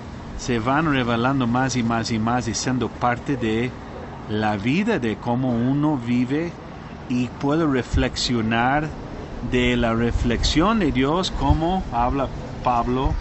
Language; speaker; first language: Spanish; non-native, learner; English